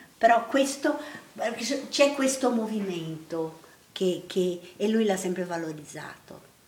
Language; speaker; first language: Italian; non-native, fluent; Portuguese